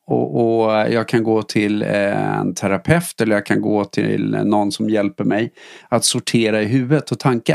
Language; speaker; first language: Swedish; native; Swedish